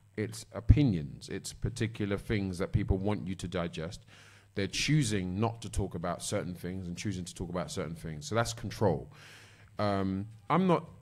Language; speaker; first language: English; native; English